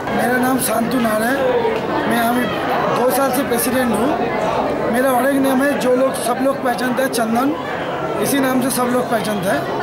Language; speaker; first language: Hindi; non-native, local second language; Bangla